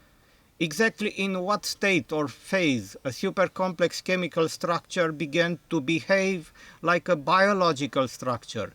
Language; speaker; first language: English; non-native, fluent; Romanian